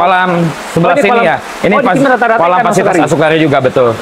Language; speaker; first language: Indonesian; native; Indonesian